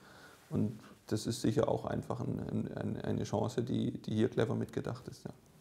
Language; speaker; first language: German; native; German